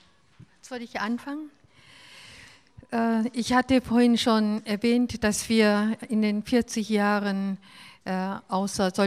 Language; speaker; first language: German; non-native, fluent; Korean